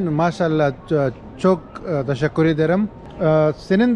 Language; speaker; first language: Turkish; non-native, learner; Urdu